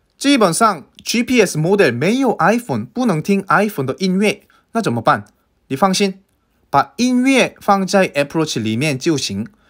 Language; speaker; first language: Chinese; non-native, fluent; Korean